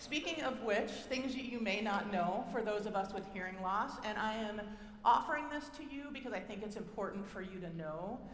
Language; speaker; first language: English; native; English